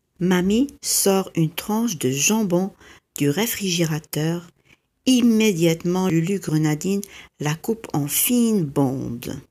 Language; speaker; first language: French; native; French